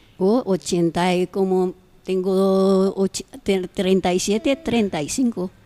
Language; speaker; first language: Spanish; non-native, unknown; Filipino